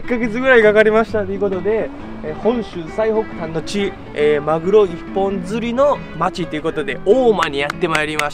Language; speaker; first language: Japanese; native; Japanese